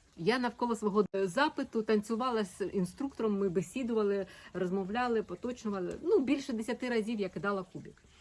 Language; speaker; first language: Ukrainian; native; Ukrainian